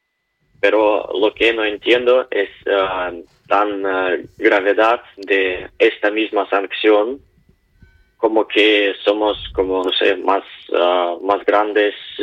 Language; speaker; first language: Spanish; non-native, learner; Ukrainian